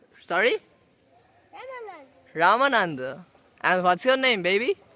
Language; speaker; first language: English; non-native, local second language; Bangla